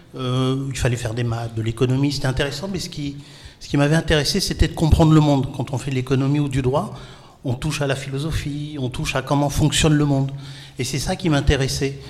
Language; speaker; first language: French; non-native, local second language; Arabic